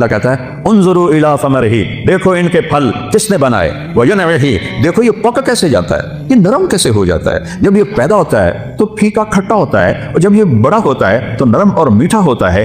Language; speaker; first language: Urdu; non-native, local second language; Punjabi